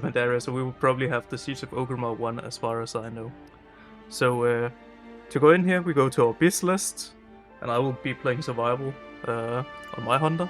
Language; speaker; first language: English; non-native, fluent; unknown